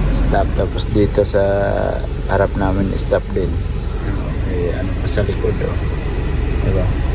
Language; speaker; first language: Filipino; non-native, local second language; Cebuano